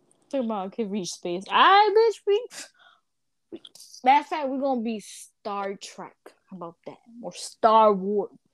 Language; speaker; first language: English; early bilingual, other home language; Spanish